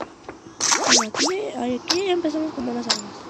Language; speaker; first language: Spanish; native; Spanish